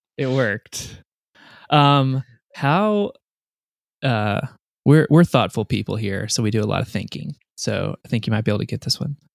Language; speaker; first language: English; native; English